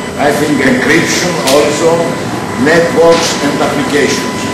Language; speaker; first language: English; non-native, fluent; Greek